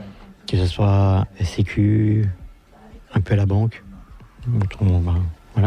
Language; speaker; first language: French; native; French